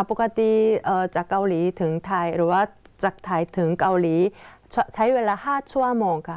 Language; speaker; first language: Thai; non-native, fluent; Korean